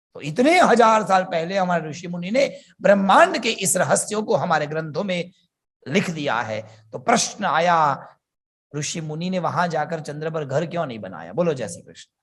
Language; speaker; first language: Hindi; non-native, local second language; Gujarati